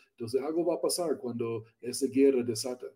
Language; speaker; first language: Spanish; non-native, learner; English